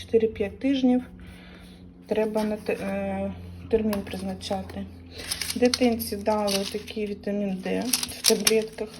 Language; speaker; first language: Ukrainian; native; Ukrainian